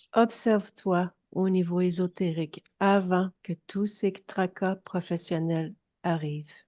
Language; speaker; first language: French; native; French